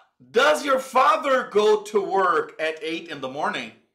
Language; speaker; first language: English; non-native, fluent; Portuguese